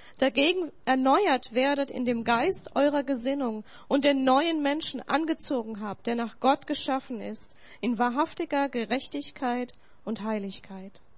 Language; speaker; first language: German; native; German